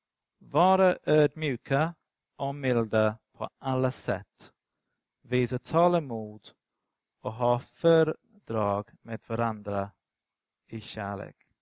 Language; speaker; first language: Swedish; non-native, fluent; English